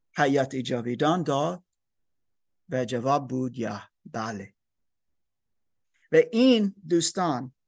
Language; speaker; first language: Persian; non-native, learner; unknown